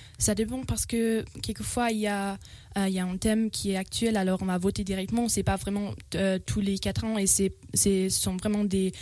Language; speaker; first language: French; non-native, local second language; Swiss German